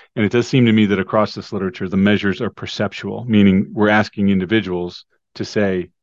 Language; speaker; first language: English; native; English